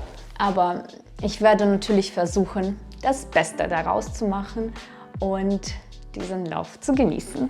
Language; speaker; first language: German; non-native, fluent; Russian